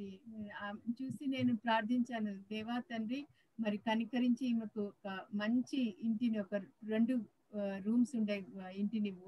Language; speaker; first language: Telugu; native; Telugu